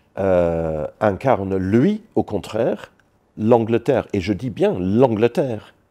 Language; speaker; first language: French; non-native, fluent; English